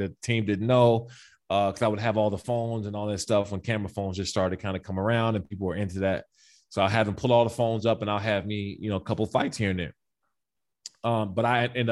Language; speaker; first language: English; native; English